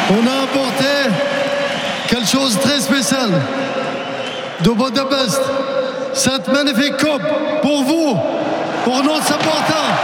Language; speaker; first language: French; non-native, fluent; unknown